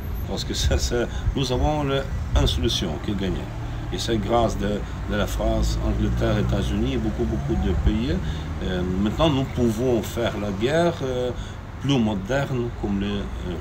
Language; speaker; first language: French; non-native, learner; Ukrainian